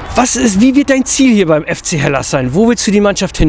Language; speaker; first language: German; native; German